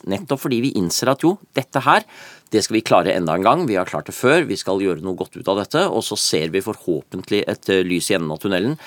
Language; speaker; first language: Norwegian; native; Norwegian